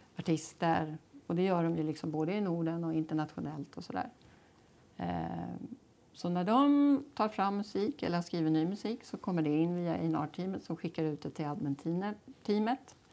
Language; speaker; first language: Swedish; native; Swedish